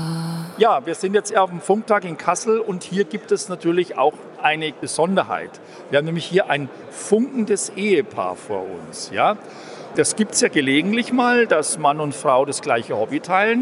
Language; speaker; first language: German; native; German